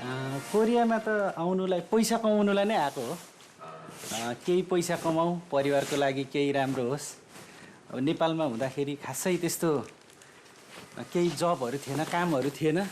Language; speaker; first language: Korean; non-native, fluent; Nepali